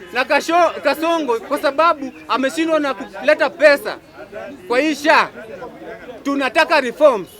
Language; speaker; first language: Swahili; non-native, local second language; Luo (Kenya and Tanzania)